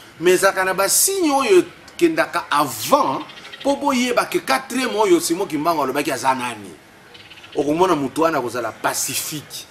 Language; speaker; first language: Lingala; non-native, local second language; Swahili